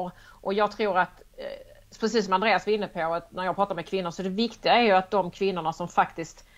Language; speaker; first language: Swedish; native; Swedish